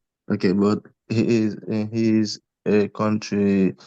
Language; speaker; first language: English; non-native, learner; Haitian Creole